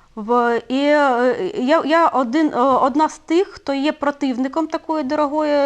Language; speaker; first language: Ukrainian; non-native, local second language; Russian